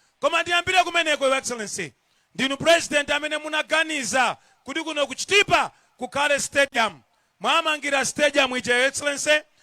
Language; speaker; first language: Nyanja; non-native, local second language; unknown